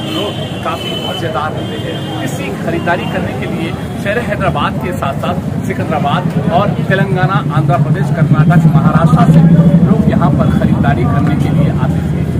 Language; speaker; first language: Hindi; non-native, local second language; Urdu